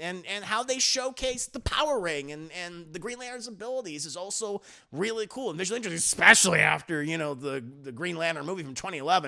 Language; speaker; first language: English; native; English